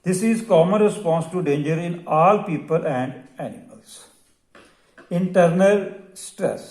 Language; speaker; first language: English; non-native, local second language; Punjabi